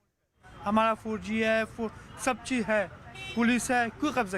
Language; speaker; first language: Hindi; non-native, learner; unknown